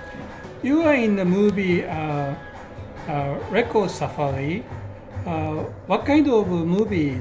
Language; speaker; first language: English; non-native, learner; Japanese